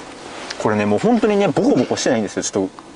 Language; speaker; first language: Japanese; native; Japanese